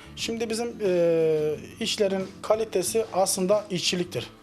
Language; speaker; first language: Turkish; native; Turkish